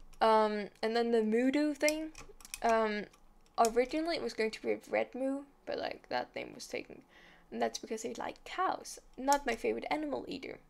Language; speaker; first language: English; non-native, fluent; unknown